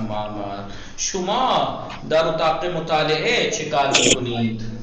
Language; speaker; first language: Persian; non-native, fluent; Urdu